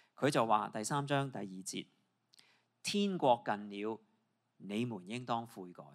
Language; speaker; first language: Cantonese; native; Cantonese